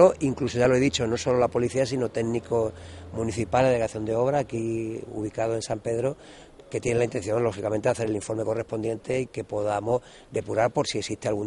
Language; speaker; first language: Spanish; native; Spanish